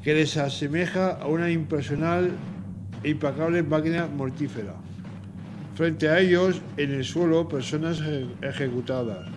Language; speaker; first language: Spanish; native; Spanish